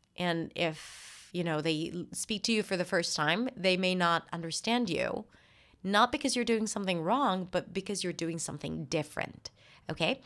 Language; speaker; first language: English; non-native, fluent; Hebrew